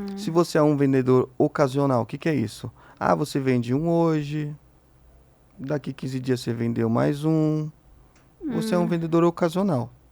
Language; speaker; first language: Portuguese; native; Portuguese